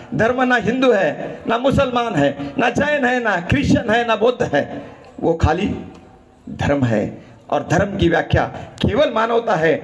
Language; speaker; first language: Hindi; non-native, local second language; Marathi